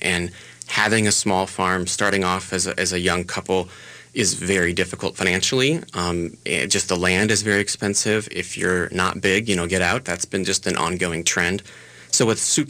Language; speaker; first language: English; native; English